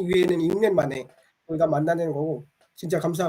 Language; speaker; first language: Korean; non-native, fluent; Bangla